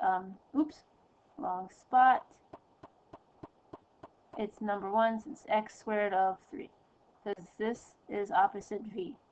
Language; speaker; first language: English; native; English